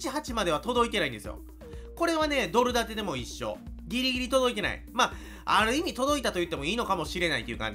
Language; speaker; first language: Japanese; native; Japanese